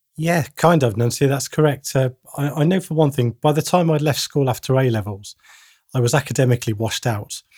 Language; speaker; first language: English; native; English